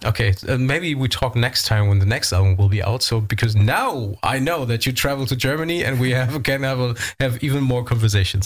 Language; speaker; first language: English; non-native, fluent; German